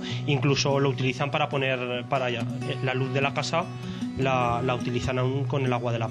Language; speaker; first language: Spanish; native; Spanish